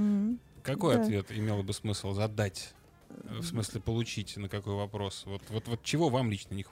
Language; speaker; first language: Russian; native; Russian